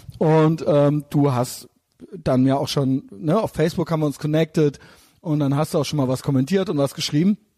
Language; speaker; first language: German; native; German